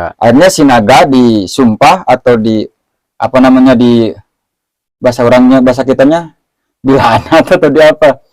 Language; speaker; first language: Indonesian; non-native, local second language; Sundanese